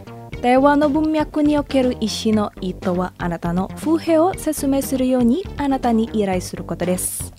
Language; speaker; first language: Japanese; non-native, fluent; Indonesian